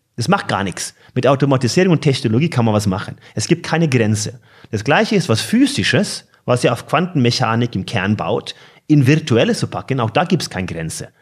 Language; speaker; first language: German; non-native, fluent; Norwegian